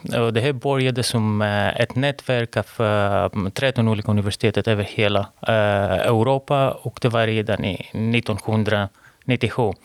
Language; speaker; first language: Swedish; non-native, fluent; Greek